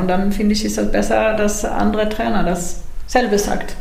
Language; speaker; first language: German; non-native, fluent; Swedish